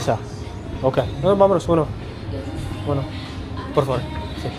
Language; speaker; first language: Spanish; non-native, learner; English